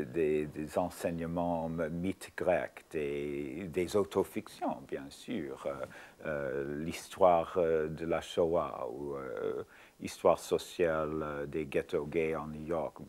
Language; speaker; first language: French; non-native, fluent; English